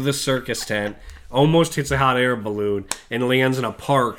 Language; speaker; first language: English; native; English